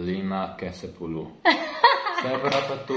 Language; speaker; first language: Indonesian; non-native, learner; English